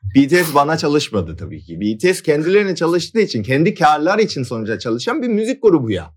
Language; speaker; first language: Turkish; non-native, fluent; Korean